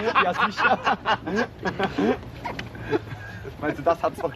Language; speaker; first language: German; native; German